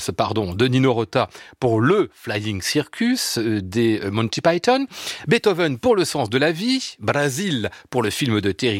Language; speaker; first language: French; native; French